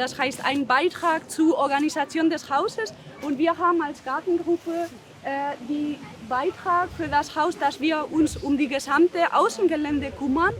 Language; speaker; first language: German; non-native, fluent; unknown